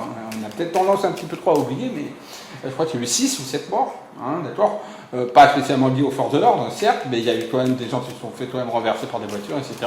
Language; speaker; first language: French; native; French